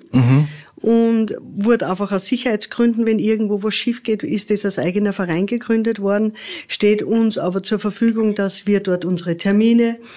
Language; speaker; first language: German; native; German